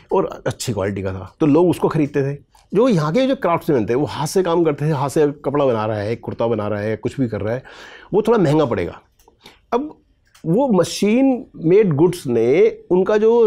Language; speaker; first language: Hindi; native; Hindi